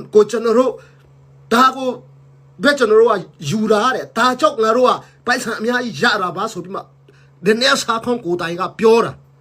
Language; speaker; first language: Burmese; non-native, local second language; Hakha Chin